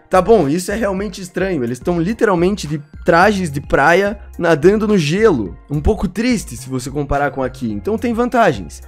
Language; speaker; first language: Portuguese; native; Portuguese